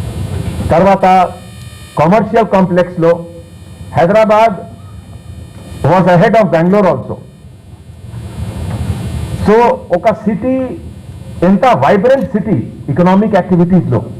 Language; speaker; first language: Telugu; non-native, fluent; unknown